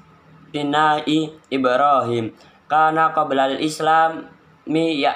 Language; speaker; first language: Arabic; non-native, learner; Indonesian